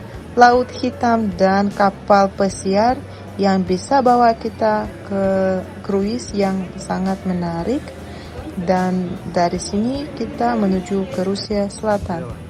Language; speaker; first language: Indonesian; non-native, fluent; Russian